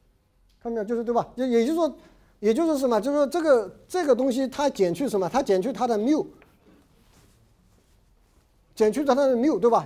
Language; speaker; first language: Chinese; native; Chinese